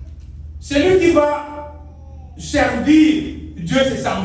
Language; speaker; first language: French; non-native, local second language; Lingala